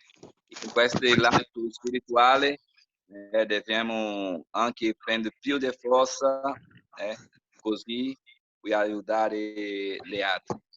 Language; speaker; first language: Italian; non-native, learner; Portuguese